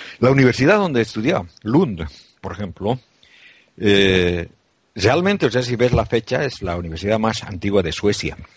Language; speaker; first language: Spanish; native; Spanish